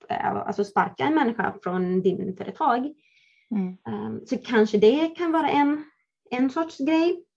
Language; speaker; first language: Swedish; non-native, fluent; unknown